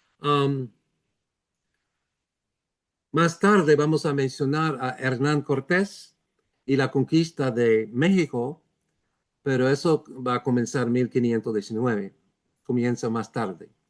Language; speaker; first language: Spanish; non-native, fluent; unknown